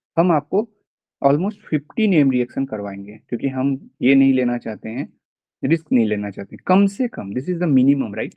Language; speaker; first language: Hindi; non-native, local second language; Bangla